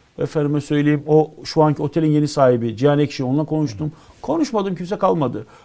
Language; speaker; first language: Turkish; native; Turkish